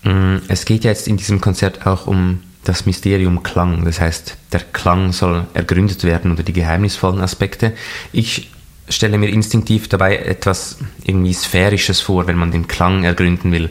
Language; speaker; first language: German; native; German